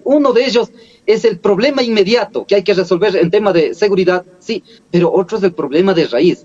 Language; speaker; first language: Spanish; native; Spanish